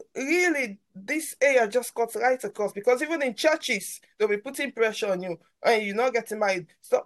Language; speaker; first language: English; non-native, local second language; Krio